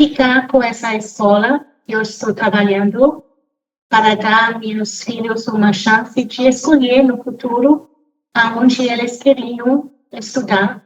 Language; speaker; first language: Portuguese; non-native, fluent; English